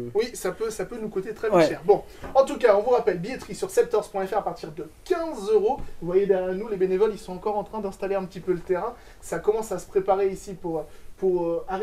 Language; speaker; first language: French; native; French